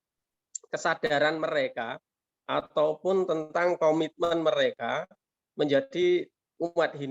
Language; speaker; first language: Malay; non-native, local second language; Javanese